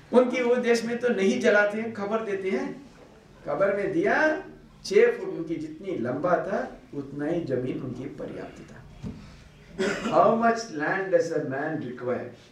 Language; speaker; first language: Hindi; non-native, local second language; Bangla